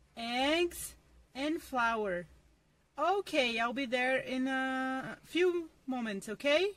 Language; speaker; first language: English; non-native, fluent; Portuguese